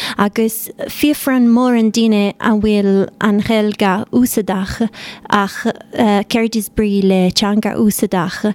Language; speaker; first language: Irish; non-native, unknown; Italian